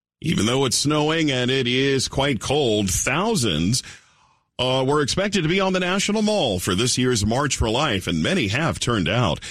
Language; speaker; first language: English; native; English